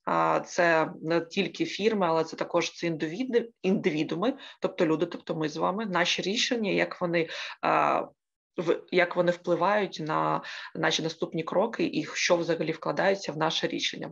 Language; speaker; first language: Ukrainian; native; Ukrainian